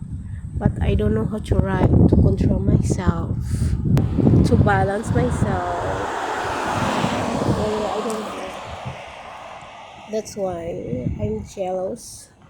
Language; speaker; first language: English; non-native, local second language; Filipino